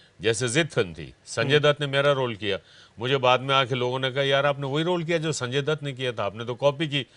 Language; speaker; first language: Urdu; non-native, local second language; Punjabi